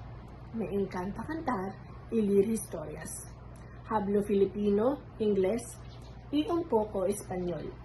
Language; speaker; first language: Spanish; non-native, learner; Filipino